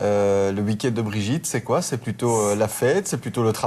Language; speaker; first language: French; native; French